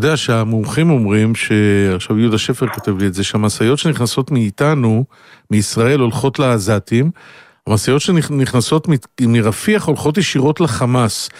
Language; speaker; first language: Hebrew; native; Hebrew